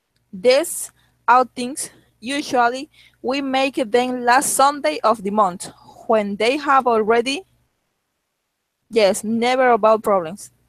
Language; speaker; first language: English; non-native, learner; Spanish